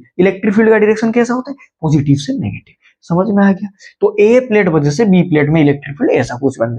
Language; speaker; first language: Hindi; non-native, local second language; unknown